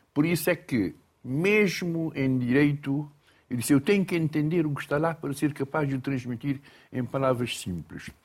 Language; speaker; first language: Portuguese; non-native, local second language; Kabuverdianu